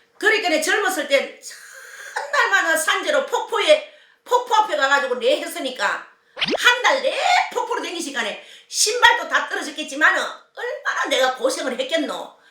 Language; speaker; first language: Korean; native; Korean